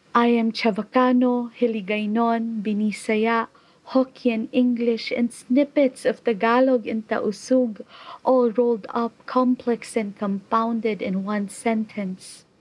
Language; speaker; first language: English; non-native, local second language; Chavacano